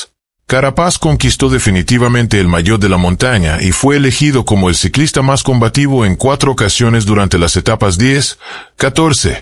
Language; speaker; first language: Spanish; native; Spanish